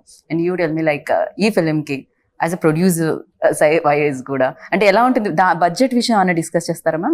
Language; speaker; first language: Telugu; native; Telugu